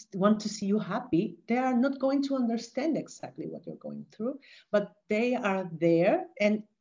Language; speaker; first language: English; non-native, fluent; Spanish